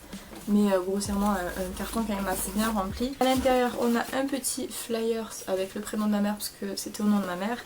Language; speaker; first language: French; native; French